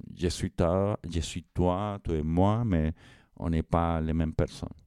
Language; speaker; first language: French; non-native, fluent; Spanish